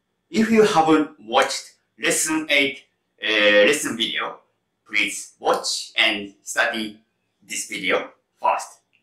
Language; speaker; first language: English; non-native, fluent; Japanese